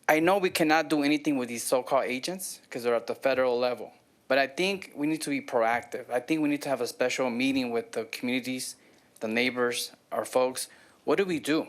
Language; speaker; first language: English; native; English